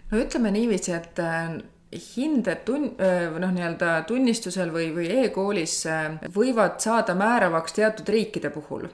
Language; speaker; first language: Estonian; native; Estonian